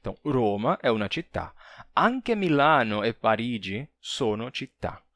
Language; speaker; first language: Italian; non-native, fluent; Portuguese